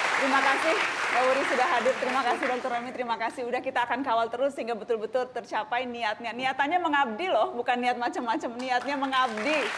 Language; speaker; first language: Indonesian; native; Indonesian